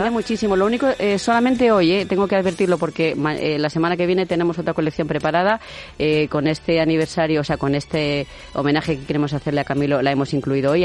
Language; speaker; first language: Spanish; native; Spanish